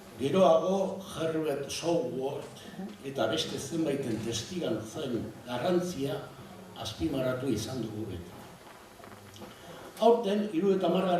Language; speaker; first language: Basque; native; Basque